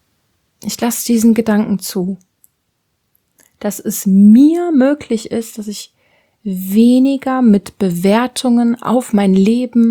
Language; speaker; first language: German; native; German